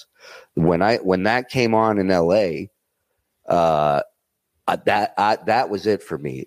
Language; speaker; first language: English; native; English